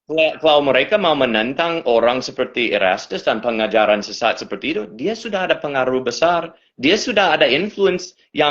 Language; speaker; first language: Indonesian; non-native, fluent; English